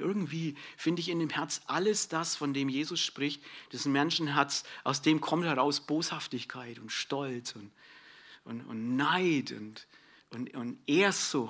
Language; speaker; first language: German; native; German